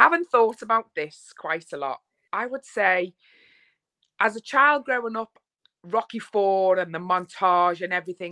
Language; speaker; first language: English; native; English